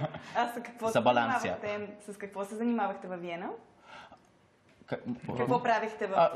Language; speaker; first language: Bulgarian; native; Bulgarian